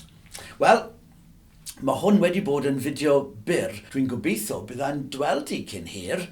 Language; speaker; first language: Welsh; non-native, local second language; English